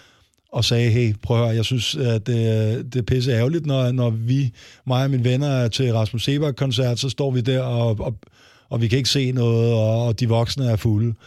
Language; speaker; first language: Danish; native; Danish